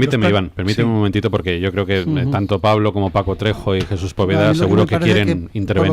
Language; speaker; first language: Spanish; native; Spanish